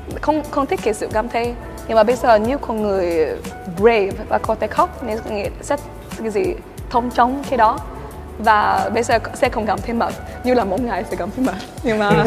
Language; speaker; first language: Vietnamese; early bilingual, heritage; Swedish